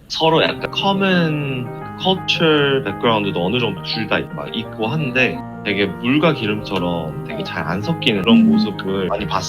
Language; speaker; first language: Korean; early bilingual, heritage; Korean